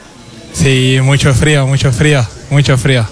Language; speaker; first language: Spanish; non-native, learner; Portuguese